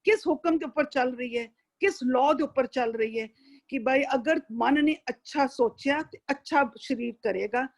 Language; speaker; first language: Hindi; non-native, local second language; Punjabi